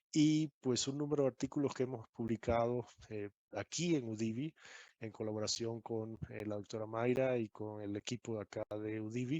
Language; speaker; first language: Spanish; native; Spanish